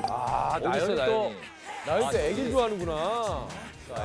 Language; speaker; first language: Korean; native; Korean